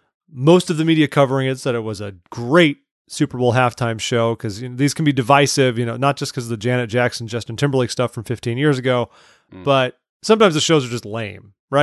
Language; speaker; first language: English; native; English